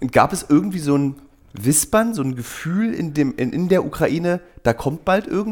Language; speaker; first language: German; native; German